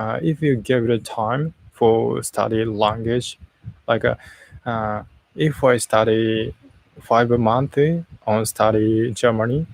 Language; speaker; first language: English; non-native, learner; Japanese